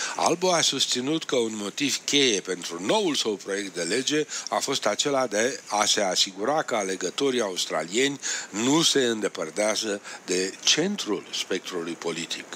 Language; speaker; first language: Romanian; native; Romanian